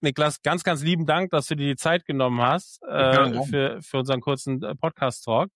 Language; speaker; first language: German; native; German